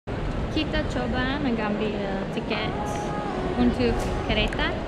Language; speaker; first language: Indonesian; non-native, learner; English